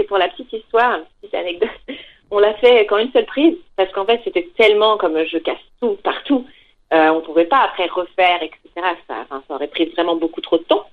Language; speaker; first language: French; native; French